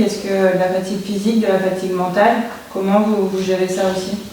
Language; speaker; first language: French; native; French